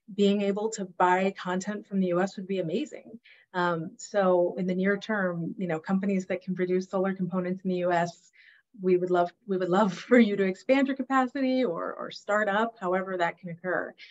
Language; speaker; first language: English; native; English